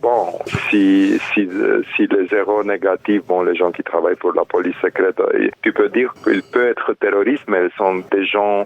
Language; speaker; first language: French; non-native, fluent; Romanian